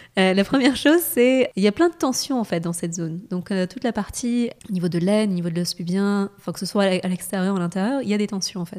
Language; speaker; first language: French; non-native, fluent; Russian